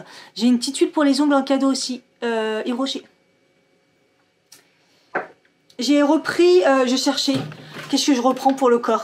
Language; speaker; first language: French; native; French